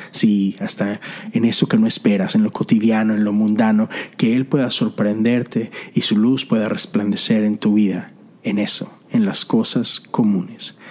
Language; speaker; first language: Spanish; native; Spanish